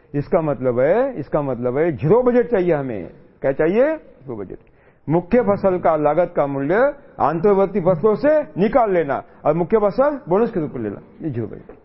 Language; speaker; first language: Hindi; non-native, local second language; Marathi